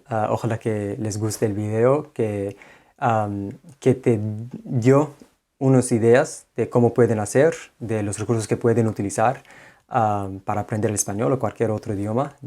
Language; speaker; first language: Spanish; non-native, fluent; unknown